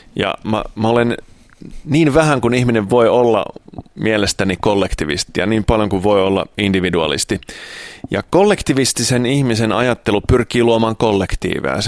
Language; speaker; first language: Finnish; early bilingual, other home language; Italian